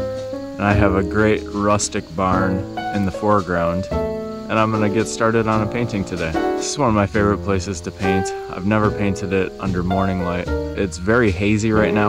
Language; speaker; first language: English; native; English